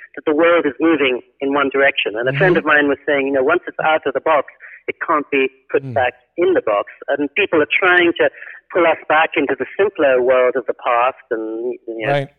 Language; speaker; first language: English; native; English